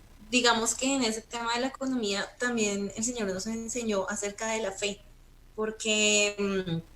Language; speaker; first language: Spanish; native; Spanish